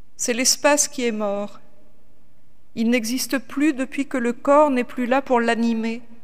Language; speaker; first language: French; native; French